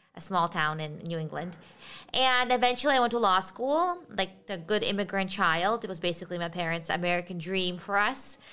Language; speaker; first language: English; early bilingual, other home language; Russian